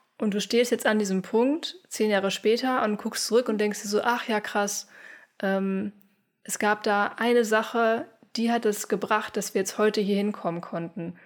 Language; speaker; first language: German; native; German